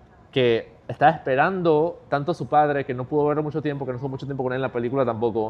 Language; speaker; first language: Spanish; native; Spanish